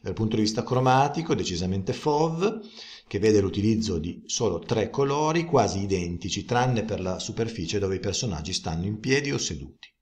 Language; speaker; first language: Italian; native; Italian